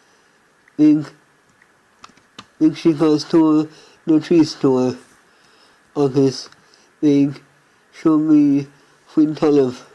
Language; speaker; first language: Irish; non-native, learner; English